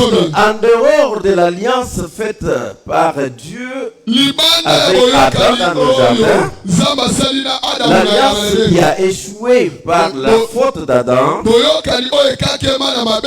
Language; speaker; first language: French; non-native, local second language; Luba-Lulua